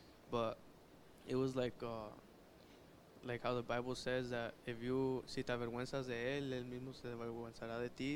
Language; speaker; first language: English; early bilingual, other home language; Spanish